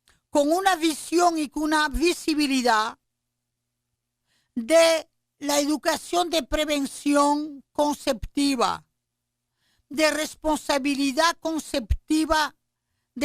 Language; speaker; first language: Spanish; native; Spanish